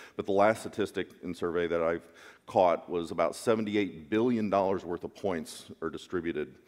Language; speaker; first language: English; native; English